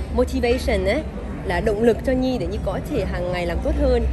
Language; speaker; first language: Vietnamese; early bilingual, heritage; Vietnamese